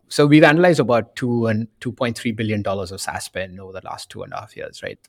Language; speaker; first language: English; non-native, local second language; Tamil